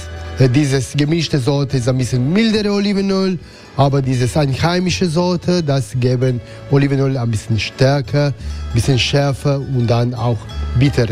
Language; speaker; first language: German; non-native, learner; Croatian